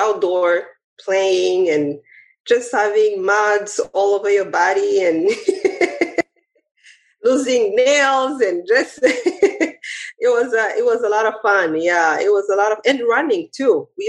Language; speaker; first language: English; non-native, local second language; Kinyarwanda